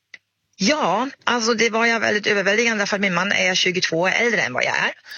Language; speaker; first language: Swedish; non-native, fluent; German